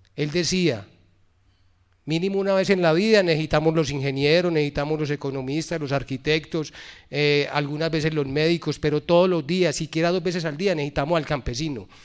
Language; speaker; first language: Spanish; native; Spanish